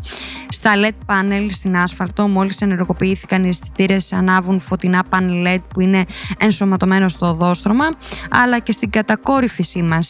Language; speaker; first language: Greek; native; Greek